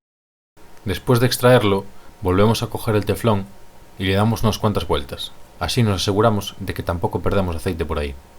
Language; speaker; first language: Spanish; native; Spanish